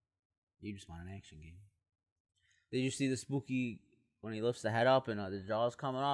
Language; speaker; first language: English; native; English